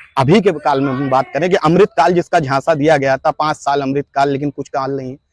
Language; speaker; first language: Hindi; native; Hindi